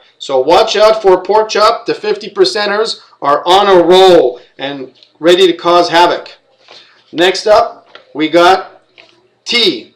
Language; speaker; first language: English; native; English